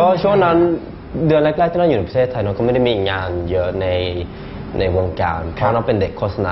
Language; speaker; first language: Thai; non-native, fluent; Swedish